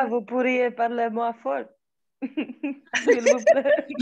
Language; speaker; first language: French; non-native, learner; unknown